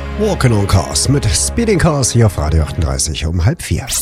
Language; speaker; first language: German; native; German